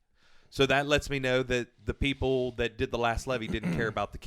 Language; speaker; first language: English; native; English